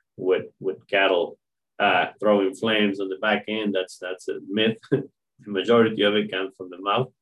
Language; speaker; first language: English; non-native, fluent; Spanish